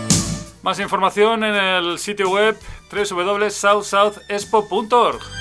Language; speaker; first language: Spanish; native; Spanish